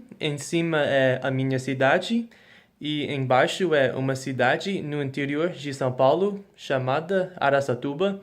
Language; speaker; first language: Portuguese; non-native, fluent; English